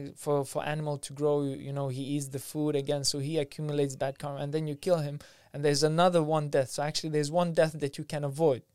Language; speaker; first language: English; non-native, fluent; Lithuanian